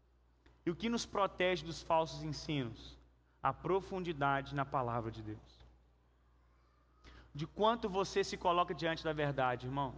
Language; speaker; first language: Portuguese; native; Portuguese